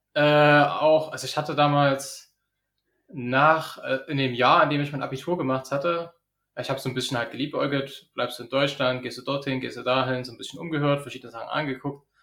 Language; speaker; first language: German; native; German